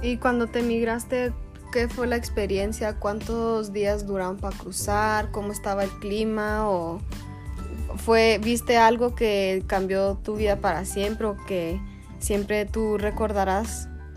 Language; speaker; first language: Spanish; early bilingual, heritage; Spanish